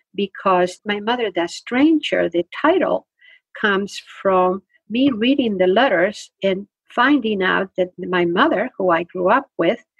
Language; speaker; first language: English; non-native, fluent; Spanish